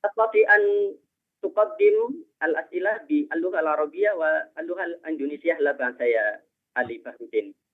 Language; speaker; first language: Arabic; non-native, fluent; Indonesian